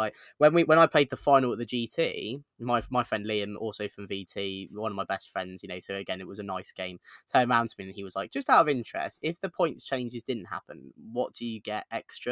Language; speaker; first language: English; native; English